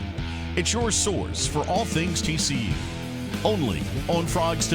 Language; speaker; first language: English; native; English